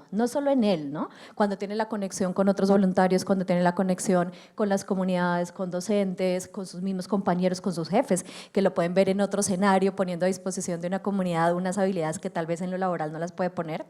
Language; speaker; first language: Spanish; native; Spanish